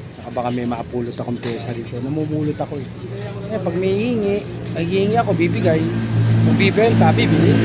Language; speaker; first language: Filipino; native; Filipino